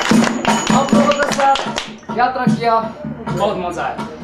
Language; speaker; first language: Hindi; non-native, fluent; Nepali